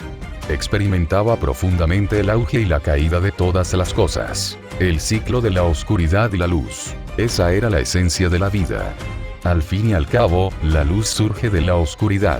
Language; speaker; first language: Spanish; native; Spanish